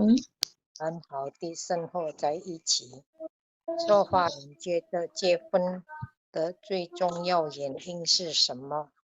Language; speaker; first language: Chinese; non-native, learner; Indonesian